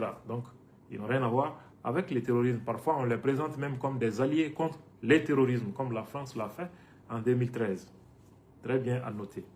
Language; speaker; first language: French; non-native, local second language; Bambara